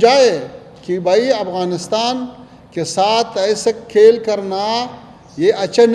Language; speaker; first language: Hindi; non-native, fluent; Pashto